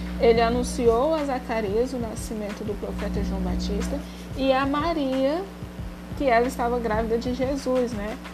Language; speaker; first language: Portuguese; native; Portuguese